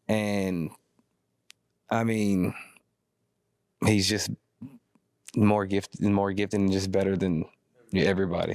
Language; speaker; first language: English; native; English